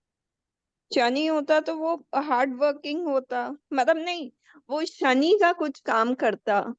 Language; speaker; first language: Hindi; native; Hindi